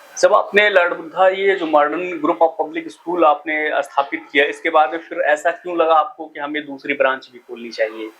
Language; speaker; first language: Hindi; native; Hindi